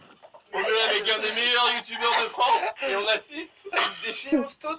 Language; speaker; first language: French; native; French